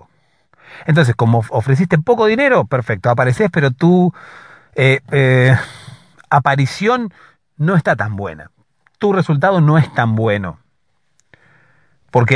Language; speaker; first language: Spanish; native; Spanish